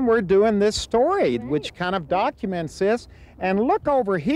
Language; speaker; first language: English; native; English